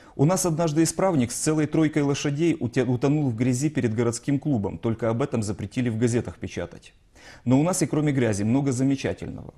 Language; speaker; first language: Russian; non-native, local second language; Ukrainian